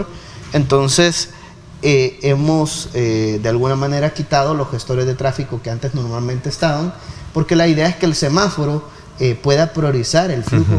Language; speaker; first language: Spanish; native; Spanish